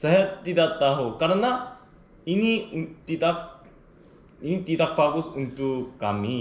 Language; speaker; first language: Indonesian; non-native, learner; Korean